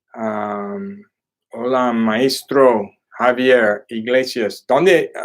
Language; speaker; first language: Spanish; non-native, learner; English